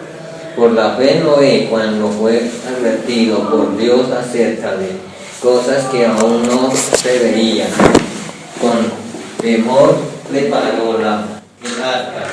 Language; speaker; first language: Spanish; native; Spanish